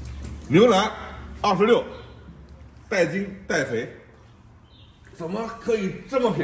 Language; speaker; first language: Chinese; native; Chinese